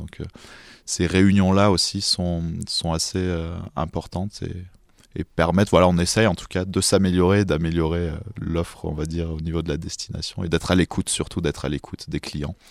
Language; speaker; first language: French; native; French